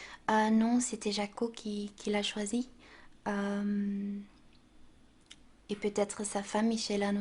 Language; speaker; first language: French; non-native, local second language; Dutch